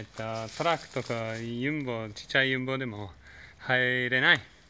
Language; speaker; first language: Japanese; non-native, fluent; English